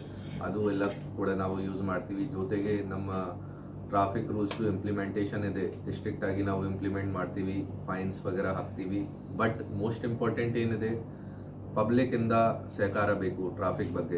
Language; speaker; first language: Kannada; non-native, local second language; Hindi